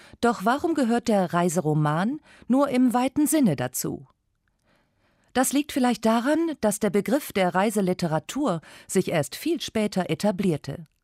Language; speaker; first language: German; native; German